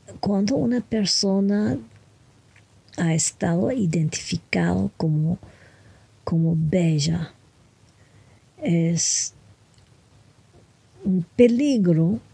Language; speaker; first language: Spanish; non-native, fluent; French